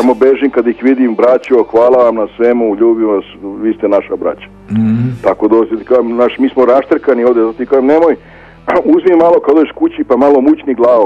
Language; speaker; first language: Serbian; native; Serbian